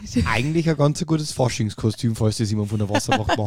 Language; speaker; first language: German; native; German